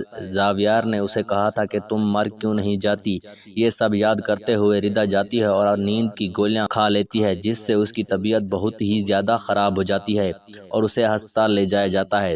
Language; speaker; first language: Urdu; native; Urdu